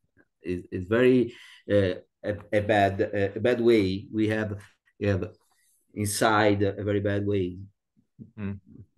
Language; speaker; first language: English; non-native, learner; Italian